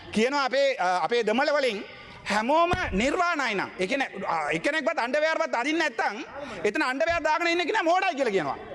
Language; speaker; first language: Sinhala; non-native, local second language; Tamil